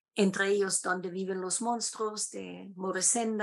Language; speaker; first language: Spanish; non-native, fluent; German